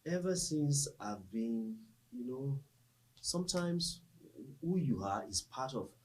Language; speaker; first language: English; non-native, local second language; Yoruba